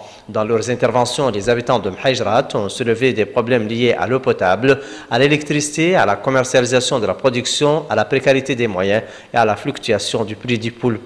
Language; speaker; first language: French; non-native, local second language; Arabic